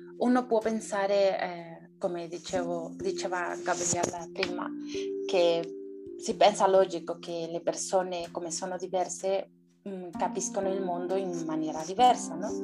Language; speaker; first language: Italian; non-native, learner; Spanish